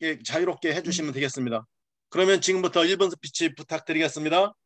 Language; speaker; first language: Korean; native; Korean